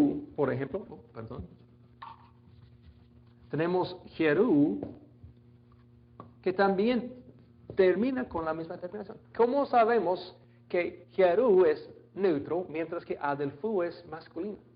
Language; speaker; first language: Spanish; non-native, fluent; English